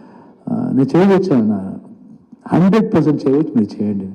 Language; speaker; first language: Telugu; non-native, learner; Kannada